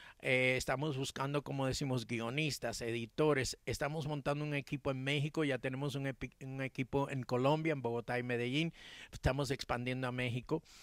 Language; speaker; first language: Spanish; early bilingual, heritage; Spanish